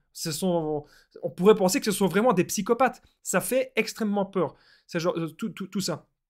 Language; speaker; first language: French; native; French